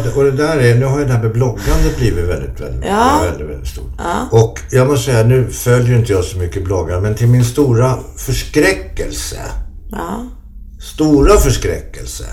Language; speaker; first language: Swedish; native; Swedish